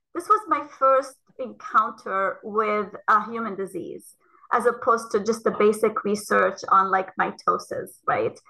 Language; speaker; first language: English; non-native, fluent; Arabic